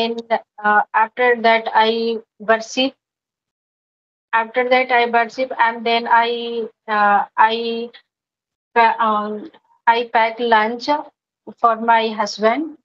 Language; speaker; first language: English; non-native, learner; Hindi